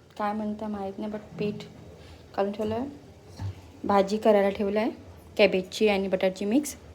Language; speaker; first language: Marathi; non-native, local second language; Konkani